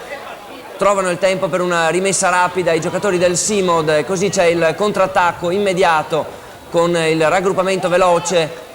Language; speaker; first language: Italian; native; Italian